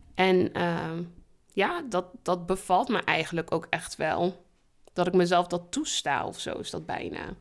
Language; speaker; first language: Dutch; early bilingual, other home language; Spanish